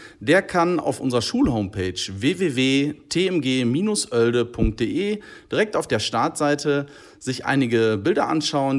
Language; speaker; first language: German; native; German